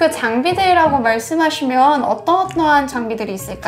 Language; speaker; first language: Korean; native; Korean